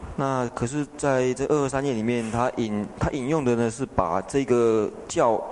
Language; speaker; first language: Chinese; native; Chinese